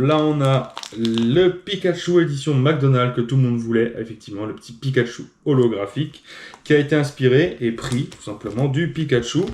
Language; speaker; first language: French; native; French